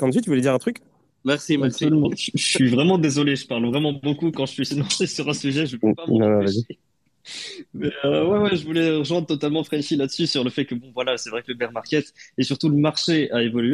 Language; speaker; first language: French; native; French